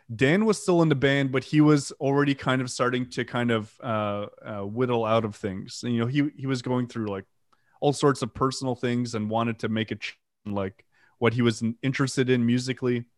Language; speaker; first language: English; non-native, fluent; French